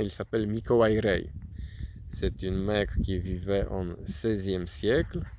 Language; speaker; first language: French; non-native, learner; Polish